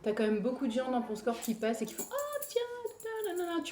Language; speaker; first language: French; native; French